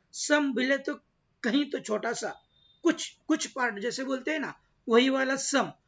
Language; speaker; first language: Hindi; non-native, local second language; Marathi